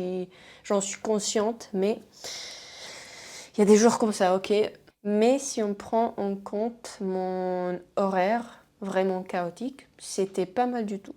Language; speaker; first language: French; non-native, fluent; Spanish